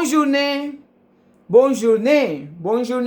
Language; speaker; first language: French; non-native, fluent; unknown